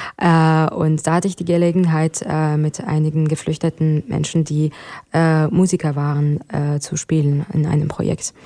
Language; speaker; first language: German; non-native, fluent; Persian